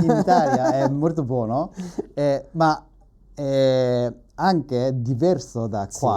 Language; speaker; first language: Italian; non-native, learner; Japanese